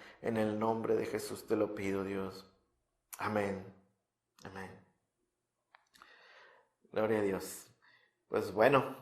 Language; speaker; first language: Spanish; native; Spanish